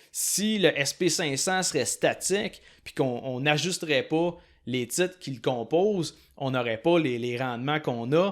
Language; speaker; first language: French; native; French